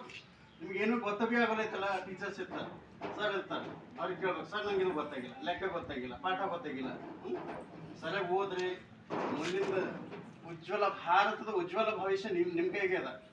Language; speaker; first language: Kannada; native; Kannada